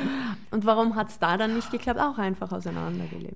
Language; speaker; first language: German; native; German